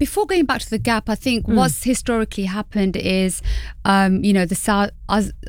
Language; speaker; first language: English; native; English